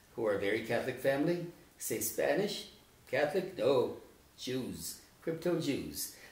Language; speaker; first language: English; native; English